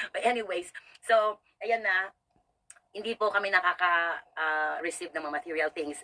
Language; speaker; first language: Filipino; native; Filipino